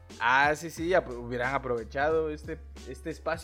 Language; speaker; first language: Spanish; native; Spanish